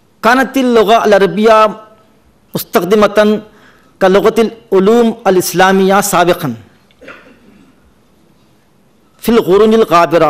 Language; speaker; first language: Arabic; non-native, fluent; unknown